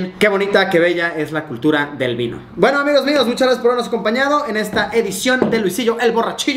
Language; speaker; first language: Spanish; native; Spanish